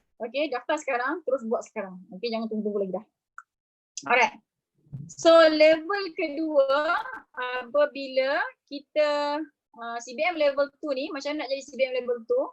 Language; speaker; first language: Malay; native; Malay